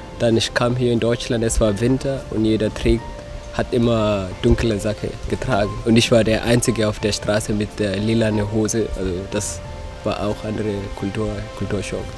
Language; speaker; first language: German; non-native, fluent; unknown